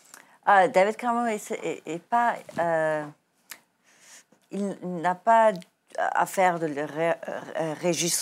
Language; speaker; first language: French; non-native, learner; Afrikaans